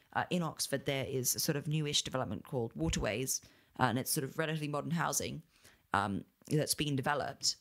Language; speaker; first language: English; native; English